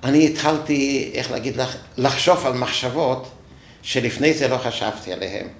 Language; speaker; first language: Hebrew; non-native, fluent; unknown